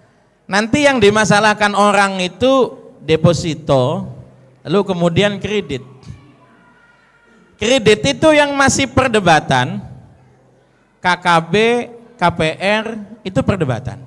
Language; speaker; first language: Indonesian; native; Indonesian